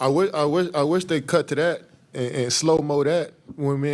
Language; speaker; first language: English; native; English